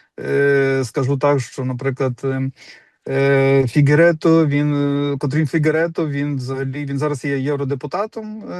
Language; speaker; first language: Ukrainian; native; Ukrainian